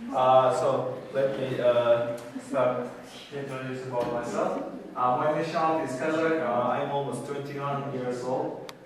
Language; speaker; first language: English; non-native, fluent; Kazakh